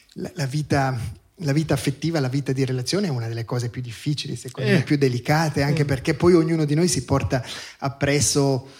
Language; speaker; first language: Italian; native; Italian